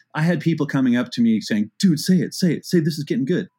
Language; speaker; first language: English; native; English